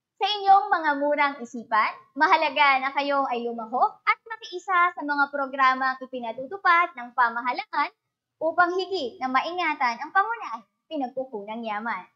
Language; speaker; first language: Filipino; native; Filipino